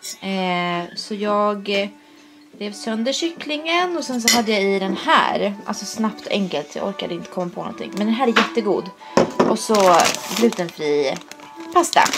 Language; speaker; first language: Swedish; native; Swedish